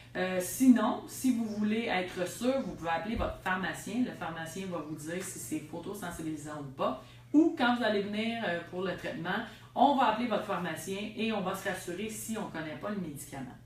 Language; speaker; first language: French; native; French